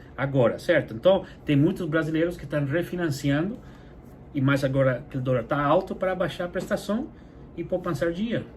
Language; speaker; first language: Portuguese; non-native, fluent; English